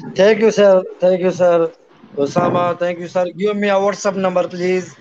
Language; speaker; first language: English; non-native, learner; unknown